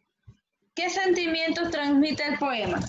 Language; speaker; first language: Spanish; native; Spanish